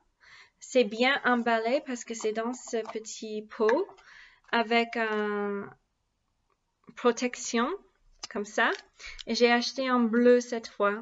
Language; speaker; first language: French; non-native, learner; English